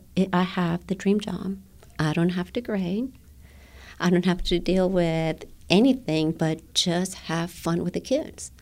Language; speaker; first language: English; non-native, fluent; Spanish